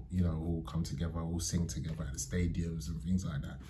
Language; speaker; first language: English; native; English